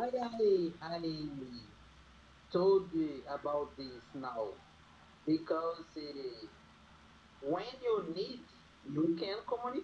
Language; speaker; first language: English; non-native, learner; Portuguese